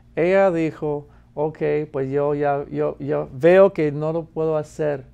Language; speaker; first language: Spanish; non-native, fluent; English